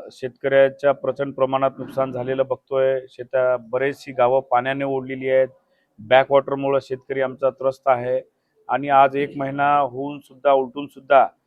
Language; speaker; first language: Marathi; native; Marathi